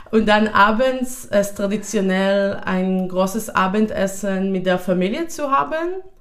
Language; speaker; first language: German; non-native, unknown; Hebrew